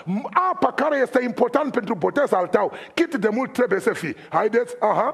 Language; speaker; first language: Romanian; non-native, fluent; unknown